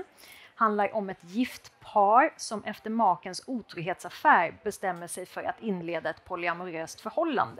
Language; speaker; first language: Swedish; native; Swedish